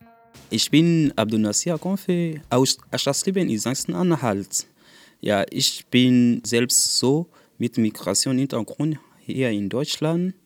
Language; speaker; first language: German; non-native, fluent; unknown